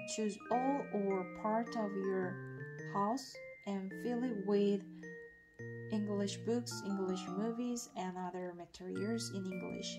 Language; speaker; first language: English; non-native, learner; Korean